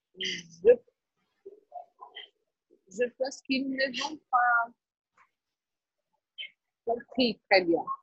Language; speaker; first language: French; non-native, learner; Portuguese